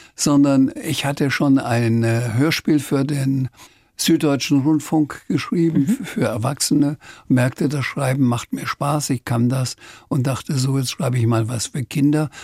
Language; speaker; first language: German; native; German